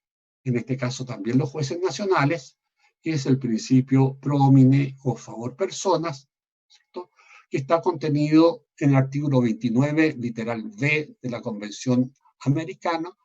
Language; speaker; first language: Spanish; native; Spanish